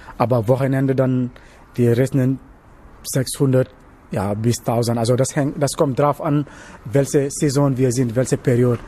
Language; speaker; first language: German; non-native, learner; Wolof